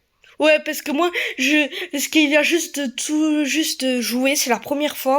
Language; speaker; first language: French; native; French